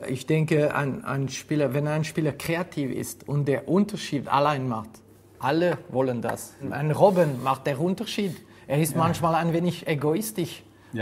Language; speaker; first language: German; non-native, fluent; French